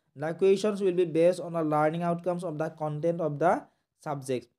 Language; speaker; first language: English; non-native, local second language; Assamese